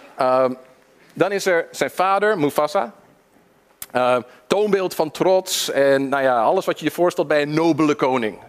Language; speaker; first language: Dutch; early bilingual, other home language; English